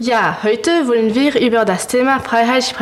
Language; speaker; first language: German; non-native, learner; French